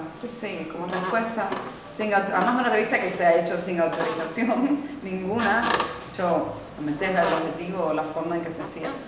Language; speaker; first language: Spanish; native; Spanish